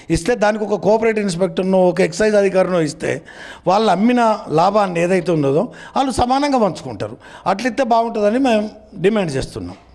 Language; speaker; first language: Telugu; native; Telugu